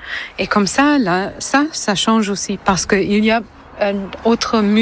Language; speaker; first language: French; non-native, learner; German